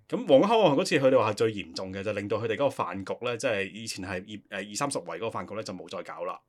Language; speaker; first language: Cantonese; native; Cantonese